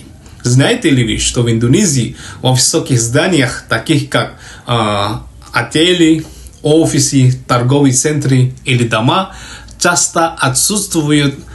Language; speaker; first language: Russian; non-native, fluent; Javanese